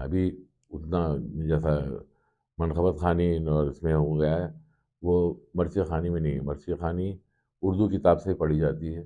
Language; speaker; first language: Urdu; native; Urdu